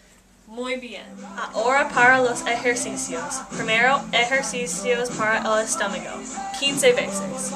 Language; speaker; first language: Spanish; non-native, learner; English